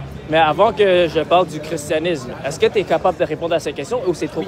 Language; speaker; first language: French; native; French